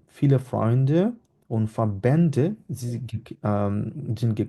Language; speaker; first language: German; non-native, fluent; Bangla